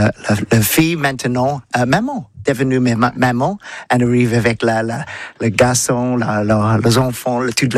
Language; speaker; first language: French; non-native, learner; English